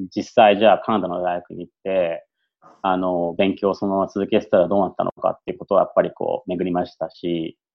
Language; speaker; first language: Japanese; native; Japanese